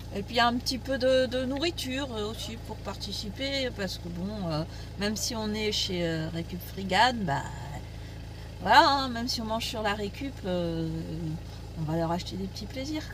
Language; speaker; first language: French; native; French